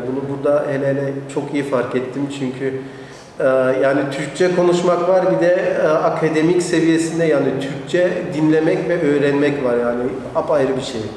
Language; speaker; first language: Turkish; early bilingual, heritage; Turkish